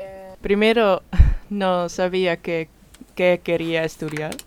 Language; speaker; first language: Spanish; non-native, learner; Dutch